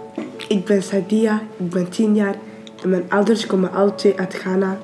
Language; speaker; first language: Dutch; early bilingual, other home language; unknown